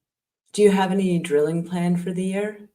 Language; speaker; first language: English; native; English